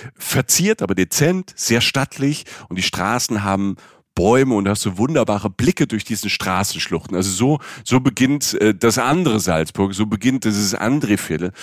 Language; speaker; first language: German; native; German